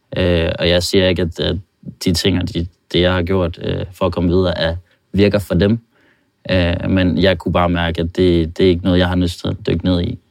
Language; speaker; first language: Danish; non-native, fluent; Norwegian